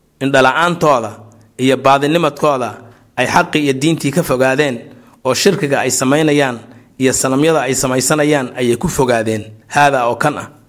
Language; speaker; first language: Somali; native; Somali